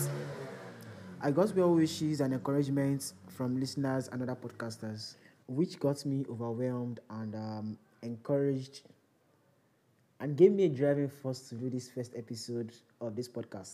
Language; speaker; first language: English; non-native, local second language; Yoruba